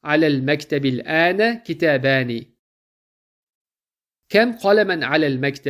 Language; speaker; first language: Arabic; non-native, fluent; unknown